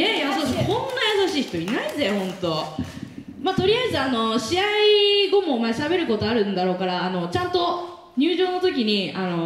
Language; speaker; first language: Japanese; native; Japanese